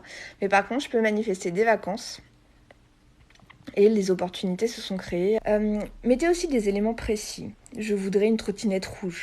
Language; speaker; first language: French; native; French